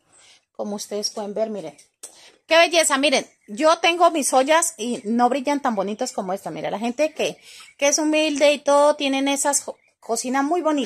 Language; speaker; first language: Spanish; native; Spanish